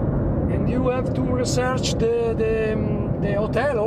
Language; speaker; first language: English; non-native, learner; Italian